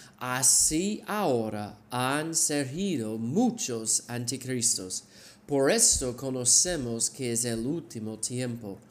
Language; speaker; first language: Spanish; non-native, fluent; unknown